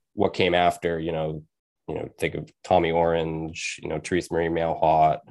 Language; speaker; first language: English; native; English